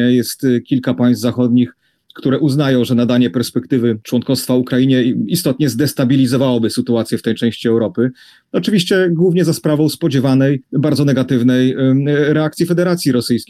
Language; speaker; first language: Polish; native; Polish